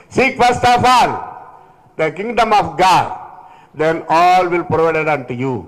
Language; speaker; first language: English; non-native, local second language; Tamil